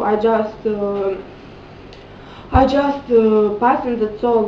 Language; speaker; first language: English; non-native, learner; Russian